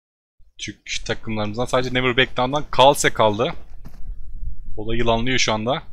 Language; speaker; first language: Turkish; native; Turkish